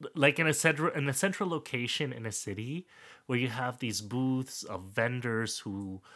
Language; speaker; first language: English; non-native, fluent; German